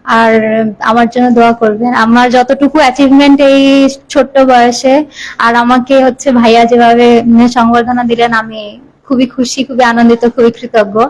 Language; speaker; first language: Bangla; native; Bangla